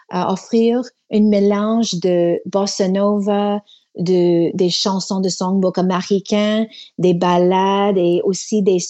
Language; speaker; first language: French; non-native, learner; English